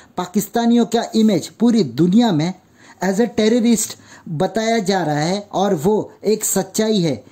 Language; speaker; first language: Hindi; native; Hindi